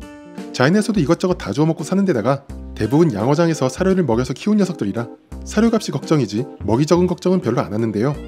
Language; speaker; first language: Korean; native; Korean